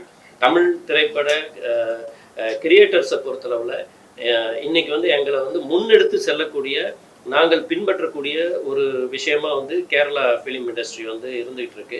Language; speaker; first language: Tamil; native; Tamil